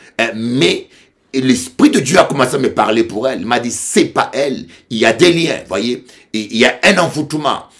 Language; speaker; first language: French; non-native, local second language; Lingala